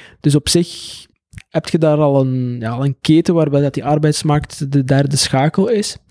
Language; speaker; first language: Dutch; native; Dutch